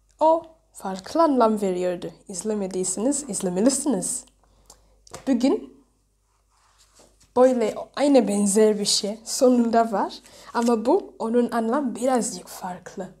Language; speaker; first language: Turkish; non-native, learner; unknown